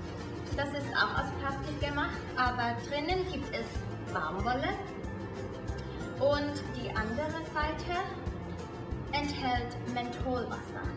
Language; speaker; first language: German; non-native, fluent; Thai